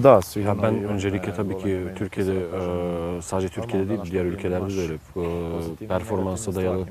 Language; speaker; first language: Turkish; native; Turkish